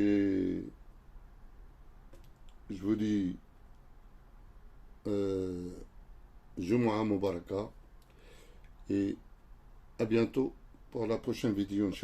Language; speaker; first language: French; non-native, local second language; Arabic